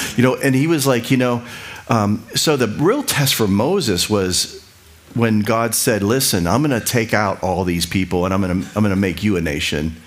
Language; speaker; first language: English; native; English